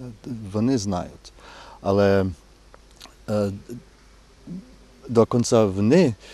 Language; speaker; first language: Ukrainian; non-native, fluent; English